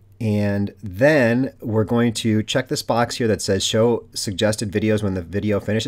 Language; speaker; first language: English; native; English